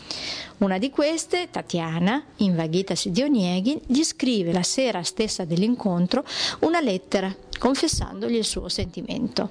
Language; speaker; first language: Italian; native; Italian